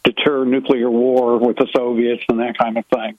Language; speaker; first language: English; native; English